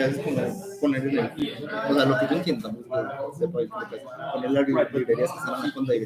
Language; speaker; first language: Spanish; native; Spanish